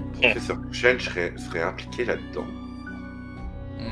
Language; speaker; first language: French; native; French